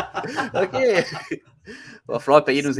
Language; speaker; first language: French; native; French